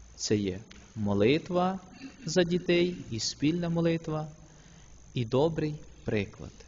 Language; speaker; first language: Ukrainian; native; Ukrainian